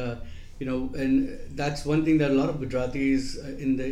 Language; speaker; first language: English; non-native, local second language; Gujarati